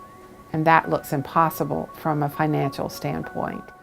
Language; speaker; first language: English; native; English